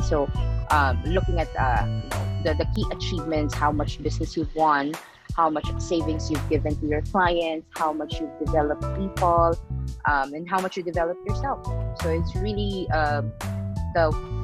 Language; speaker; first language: English; non-native, local second language; Filipino